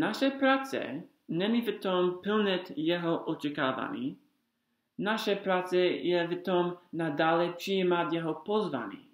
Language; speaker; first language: Czech; non-native, fluent; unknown